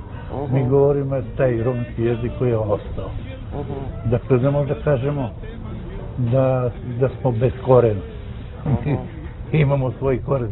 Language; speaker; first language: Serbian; non-native, local second language; Romany